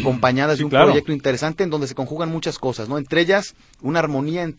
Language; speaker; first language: Spanish; native; Spanish